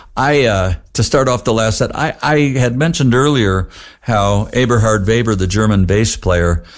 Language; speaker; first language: English; native; English